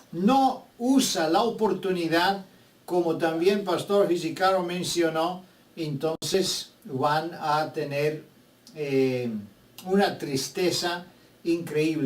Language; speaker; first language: Spanish; non-native, fluent; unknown